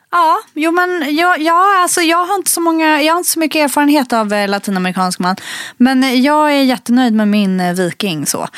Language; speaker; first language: Swedish; early bilingual, other home language; Spanish